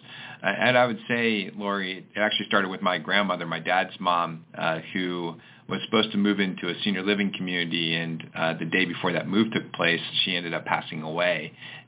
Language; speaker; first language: English; native; English